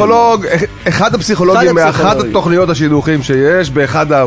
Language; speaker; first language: Hebrew; native; Hebrew